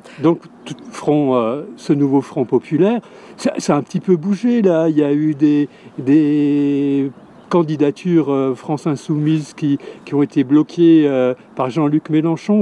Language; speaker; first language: French; native; French